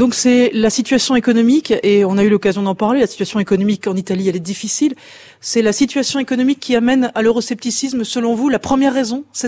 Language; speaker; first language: French; native; French